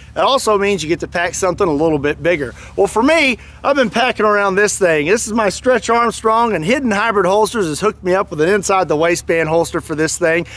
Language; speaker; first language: English; native; English